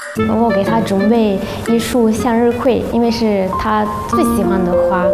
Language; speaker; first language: Chinese; non-native, fluent; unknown